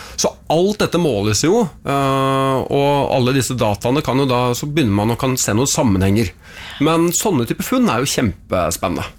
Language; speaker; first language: Norwegian; native; Norwegian